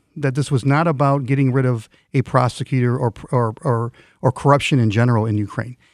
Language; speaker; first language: English; non-native, fluent; Swedish